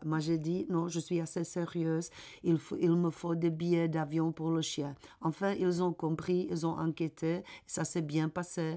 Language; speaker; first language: French; non-native, fluent; Czech